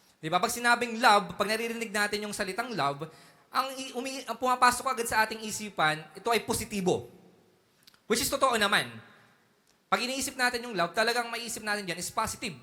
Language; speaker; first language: Filipino; native; Filipino